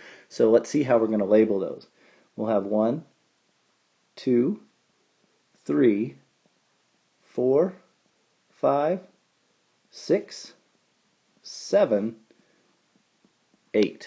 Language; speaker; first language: English; native; English